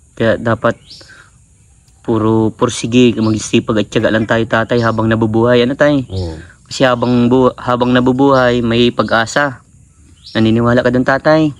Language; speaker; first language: Filipino; non-native, local second language; Bikol